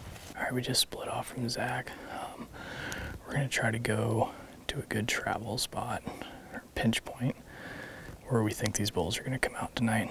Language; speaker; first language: English; native; English